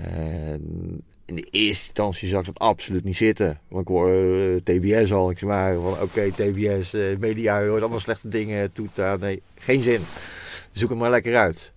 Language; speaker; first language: Dutch; native; Dutch